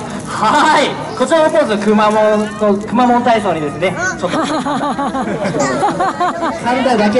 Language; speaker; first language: Japanese; native; Japanese